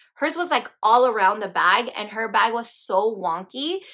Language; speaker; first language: English; native; English